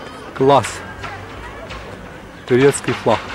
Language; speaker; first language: Russian; native; Russian